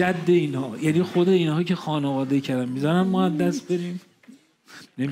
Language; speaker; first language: Persian; native; Persian